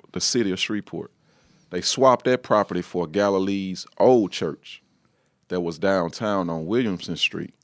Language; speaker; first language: English; native; English